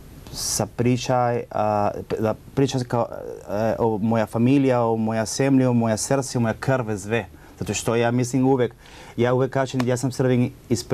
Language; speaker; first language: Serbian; non-native, learner; Spanish